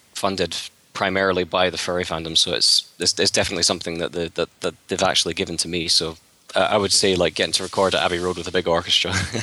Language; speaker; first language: English; native; English